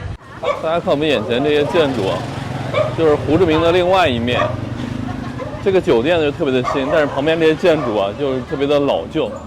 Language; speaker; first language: Chinese; native; Chinese